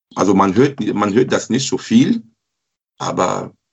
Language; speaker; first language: German; non-native, learner; French